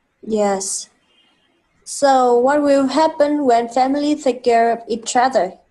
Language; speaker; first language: English; non-native, fluent; Vietnamese